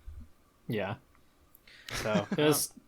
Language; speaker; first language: English; native; English